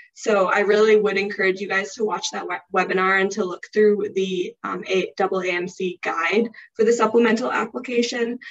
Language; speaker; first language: English; native; English